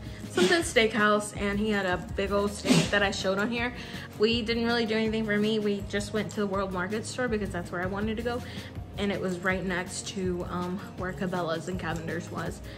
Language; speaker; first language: English; early bilingual, other home language; Spanish